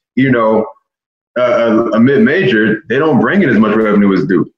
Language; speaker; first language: English; native; English